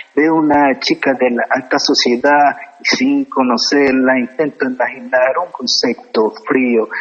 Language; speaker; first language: Spanish; native; Spanish